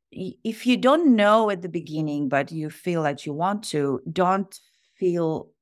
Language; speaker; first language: English; non-native, fluent; Russian